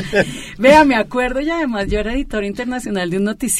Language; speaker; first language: Spanish; native; Spanish